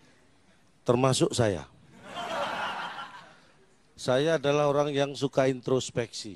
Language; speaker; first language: Indonesian; native; Indonesian